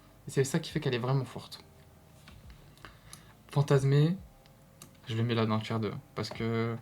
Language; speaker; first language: French; native; French